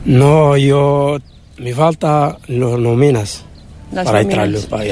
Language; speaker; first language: Spanish; non-native, learner; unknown